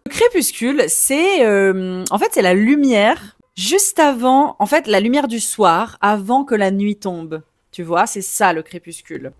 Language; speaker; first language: French; native; French